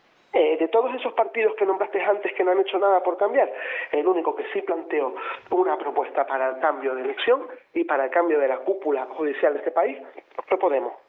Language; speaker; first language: Spanish; native; Spanish